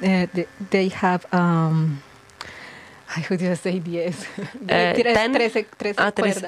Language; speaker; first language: English; non-native, learner; Spanish